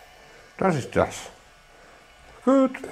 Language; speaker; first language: German; non-native, learner; Finnish